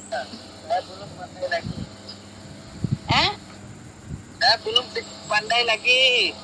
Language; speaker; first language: Indonesian; non-native, learner; Bangla